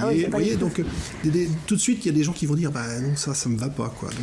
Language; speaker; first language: French; native; French